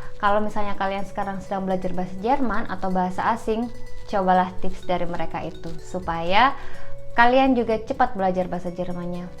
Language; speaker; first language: Indonesian; native; Indonesian